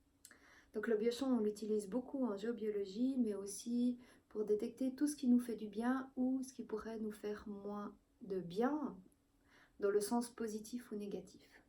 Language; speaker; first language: French; native; French